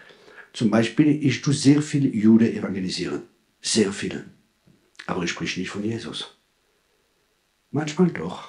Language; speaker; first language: German; non-native, fluent; French